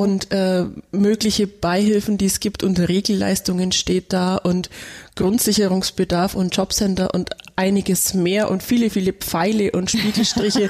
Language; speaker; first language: German; native; German